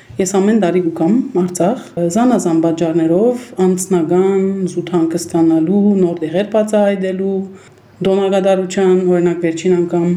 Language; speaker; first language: Armenian; early bilingual, heritage; Armenian